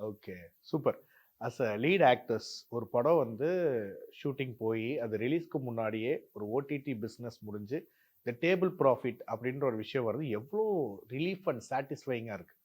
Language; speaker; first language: Tamil; native; Tamil